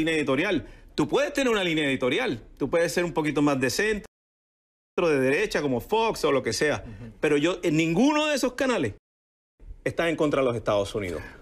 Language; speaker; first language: Spanish; native; Spanish